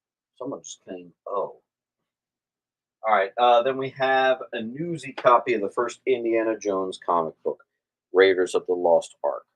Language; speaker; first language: English; native; English